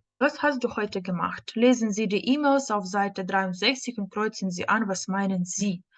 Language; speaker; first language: German; non-native, fluent; Ukrainian